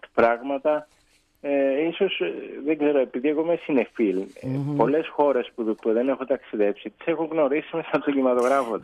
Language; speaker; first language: Greek; early bilingual, other home language; English